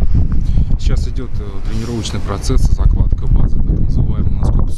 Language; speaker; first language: Russian; native; Russian